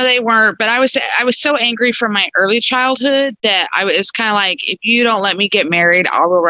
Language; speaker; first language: English; native; English